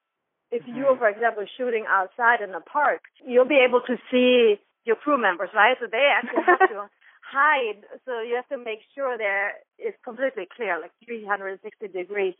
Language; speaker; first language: English; non-native, fluent; German